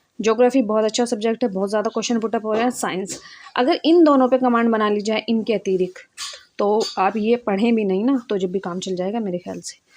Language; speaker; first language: Hindi; native; Hindi